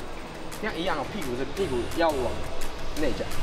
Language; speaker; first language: Chinese; native; Chinese